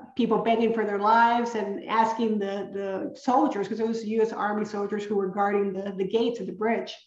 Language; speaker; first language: English; early bilingual, other home language; Spanish